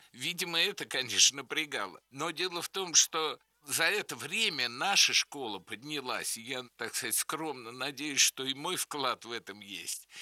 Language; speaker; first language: Russian; native; Russian